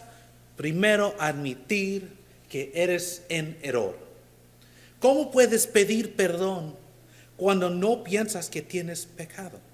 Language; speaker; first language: Spanish; non-native, learner; English